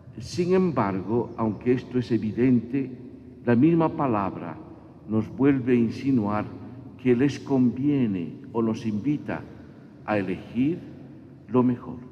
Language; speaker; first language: Spanish; native; Spanish